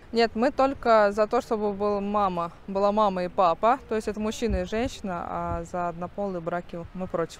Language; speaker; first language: Russian; native; Russian